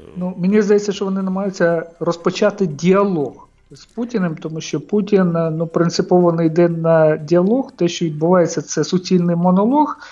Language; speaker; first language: Ukrainian; native; Ukrainian